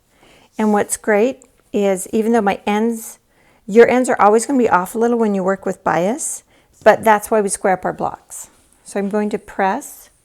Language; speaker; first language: English; native; English